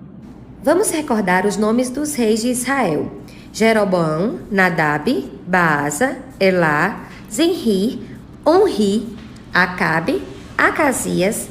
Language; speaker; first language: Portuguese; native; Portuguese